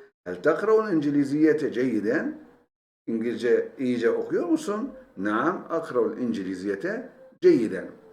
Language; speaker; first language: Arabic; non-native, fluent; Turkish